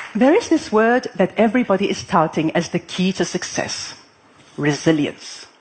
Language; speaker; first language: English; non-native, fluent; Arabic